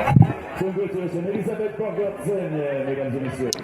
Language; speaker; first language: French; native; French